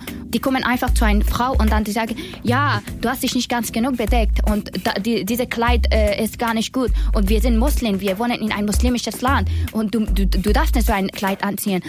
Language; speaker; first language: German; non-native, learner; Persian